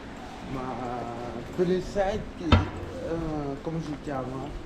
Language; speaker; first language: Italian; non-native, learner; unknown